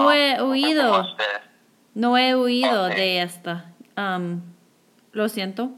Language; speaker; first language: Spanish; non-native, fluent; English